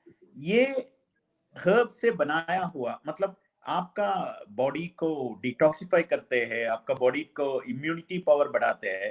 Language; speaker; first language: Hindi; non-native, fluent; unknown